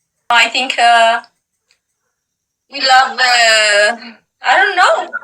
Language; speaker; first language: English; non-native, local second language; Amharic